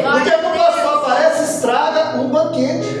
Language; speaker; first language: Portuguese; native; Portuguese